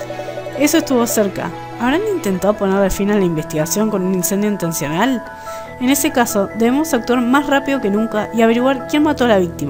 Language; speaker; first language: Spanish; native; Spanish